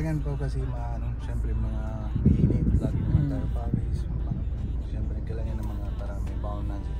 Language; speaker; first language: Filipino; non-native, learner; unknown